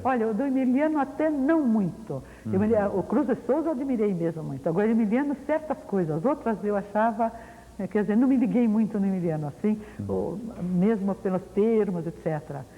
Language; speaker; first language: Portuguese; early bilingual, other home language; Ukrainian